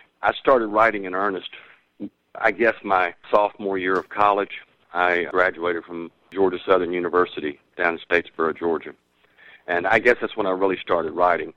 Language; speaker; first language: English; native; English